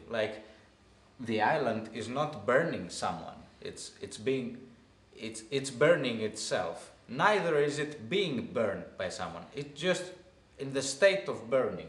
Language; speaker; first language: English; non-native, fluent; Greek